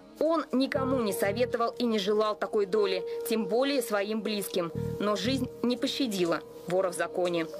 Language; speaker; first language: Russian; native; Russian